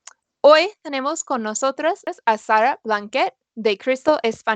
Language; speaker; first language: Spanish; non-native, fluent; English